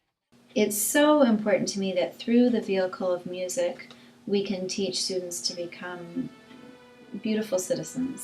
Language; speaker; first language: English; native; English